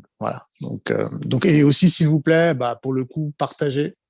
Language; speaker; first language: French; native; French